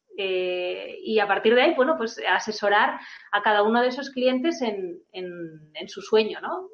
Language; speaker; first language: Spanish; non-native, fluent; Chinese